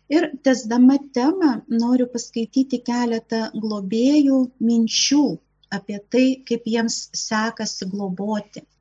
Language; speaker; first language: Lithuanian; native; Lithuanian